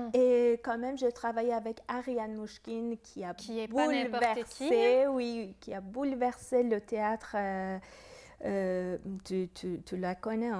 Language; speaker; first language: French; non-native, fluent; Persian